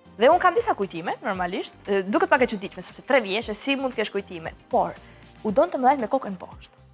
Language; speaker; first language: Albanian; early bilingual, heritage; Albanian